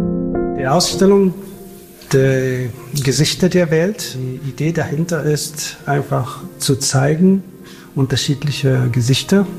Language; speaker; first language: German; non-native, fluent; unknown